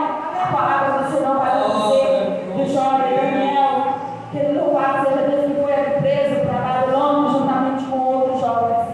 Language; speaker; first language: Portuguese; native; Portuguese